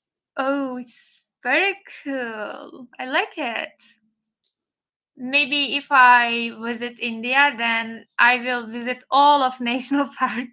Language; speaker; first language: English; non-native, fluent; Turkish